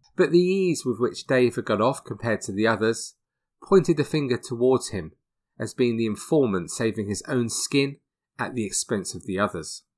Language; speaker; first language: English; native; English